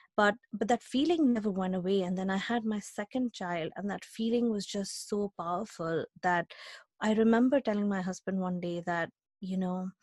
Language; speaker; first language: English; non-native, local second language; Hindi